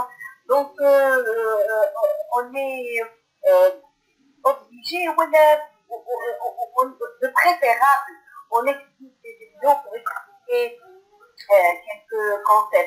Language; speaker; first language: French; non-native, local second language; Arabic